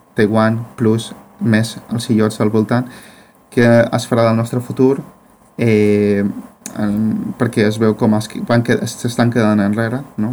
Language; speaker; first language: Catalan; non-native, fluent; Spanish